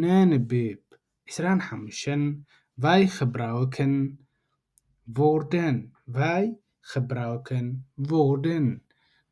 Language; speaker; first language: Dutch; non-native, learner; Tigrinya